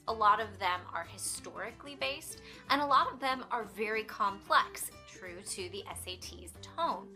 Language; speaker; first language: English; native; English